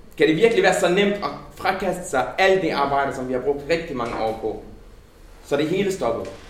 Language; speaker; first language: Danish; early bilingual, other home language; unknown